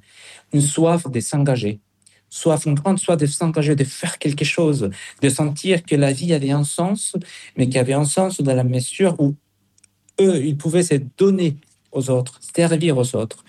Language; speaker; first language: French; non-native, fluent; Spanish